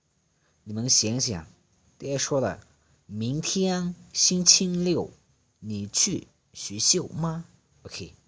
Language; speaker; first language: Chinese; non-native, fluent; Lao